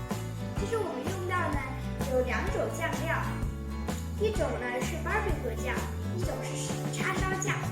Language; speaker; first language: Chinese; early bilingual, heritage; Chinese